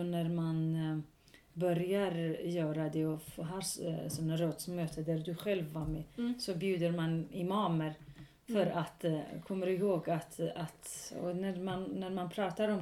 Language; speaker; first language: Swedish; non-native, local second language; Kurdish